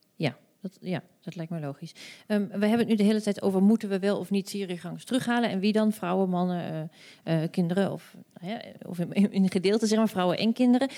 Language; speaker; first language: Dutch; native; Dutch